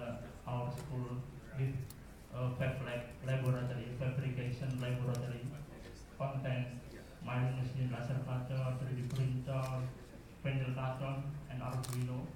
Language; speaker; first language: English; non-native, learner; Indonesian